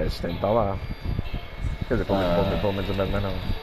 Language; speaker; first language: Portuguese; native; Portuguese